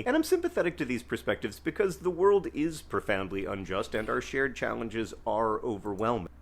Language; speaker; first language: English; native; English